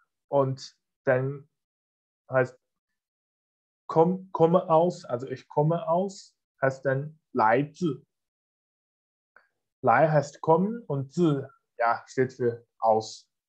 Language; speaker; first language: German; non-native, fluent; Chinese